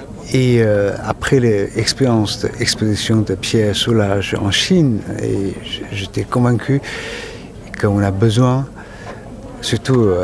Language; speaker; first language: French; non-native, fluent; Chinese